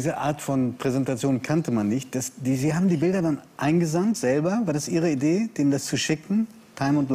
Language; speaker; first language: German; native; German